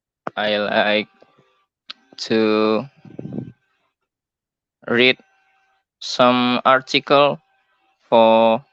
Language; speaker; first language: English; non-native, learner; Indonesian